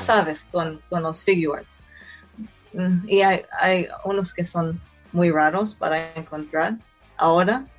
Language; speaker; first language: Spanish; early bilingual, heritage; Spanish